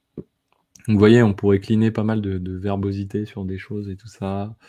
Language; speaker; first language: French; native; French